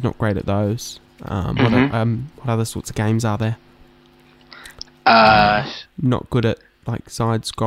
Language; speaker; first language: English; native; English